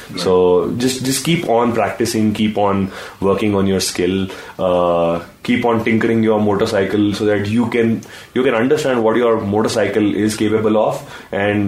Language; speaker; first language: English; non-native, local second language; Hindi